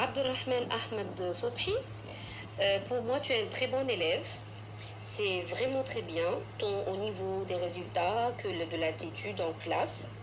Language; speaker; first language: French; non-native, fluent; Arabic